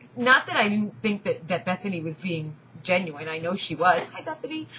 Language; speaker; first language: English; native; English